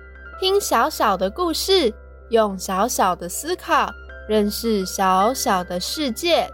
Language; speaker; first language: Chinese; native; Chinese